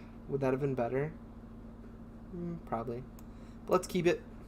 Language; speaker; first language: English; native; English